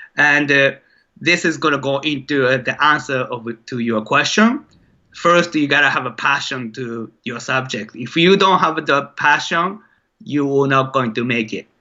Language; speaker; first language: English; non-native, fluent; Japanese